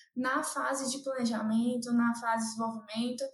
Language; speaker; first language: Portuguese; native; Portuguese